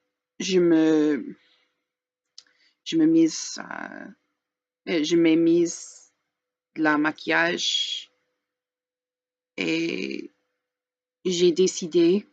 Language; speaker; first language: French; non-native, learner; English